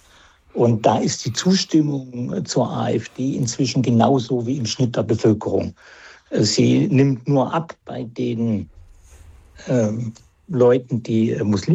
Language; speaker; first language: German; native; German